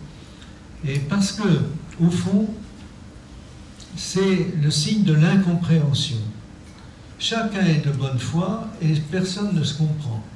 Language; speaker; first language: French; native; French